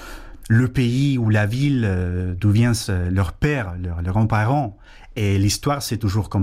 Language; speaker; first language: French; non-native, fluent; Spanish